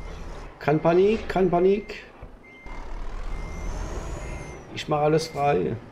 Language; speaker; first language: German; non-native, learner; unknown